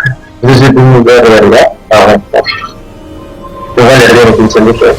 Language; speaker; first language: Basque; non-native, local second language; Spanish